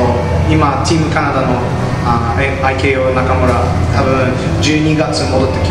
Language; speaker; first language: Japanese; non-native, learner; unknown